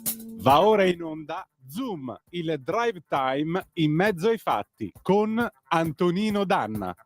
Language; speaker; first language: Italian; native; Italian